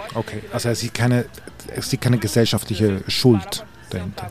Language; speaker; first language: German; native; German